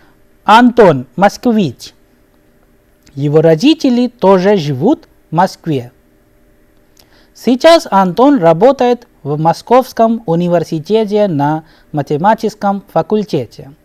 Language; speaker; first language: Russian; non-native, fluent; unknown